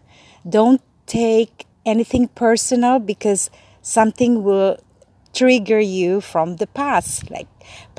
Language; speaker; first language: English; non-native, local second language; Filipino